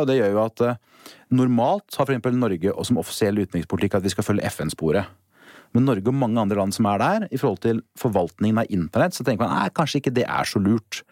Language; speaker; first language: Norwegian; native; Norwegian